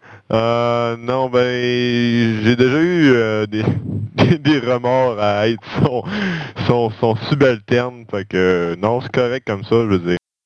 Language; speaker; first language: French; native; French